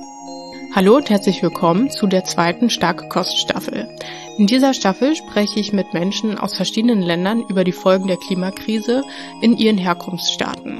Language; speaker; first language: German; native; German